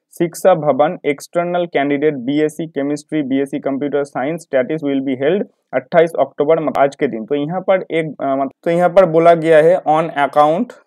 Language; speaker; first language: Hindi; non-native, local second language; Bangla